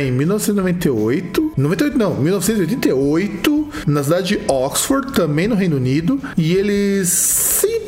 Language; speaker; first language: Portuguese; native; Portuguese